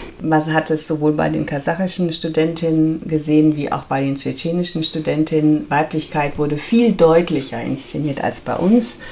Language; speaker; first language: German; native; German